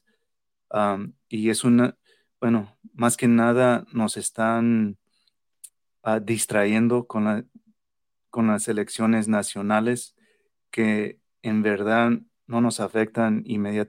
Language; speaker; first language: English; early bilingual, other home language; Spanish